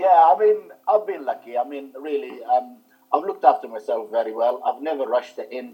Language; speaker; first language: English; non-native, fluent; Arabic